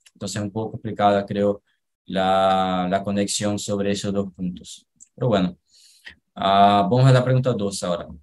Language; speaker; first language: Spanish; non-native, learner; Portuguese